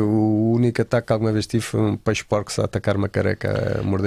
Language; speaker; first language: Portuguese; native; Portuguese